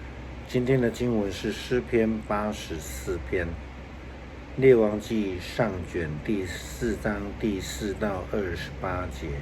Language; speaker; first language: Chinese; native; Chinese